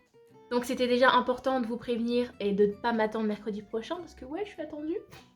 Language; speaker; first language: French; native; French